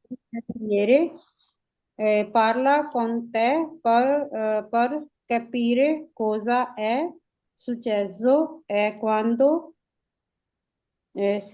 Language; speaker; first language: Italian; non-native, learner; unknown